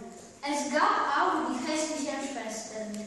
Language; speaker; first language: German; non-native, learner; Polish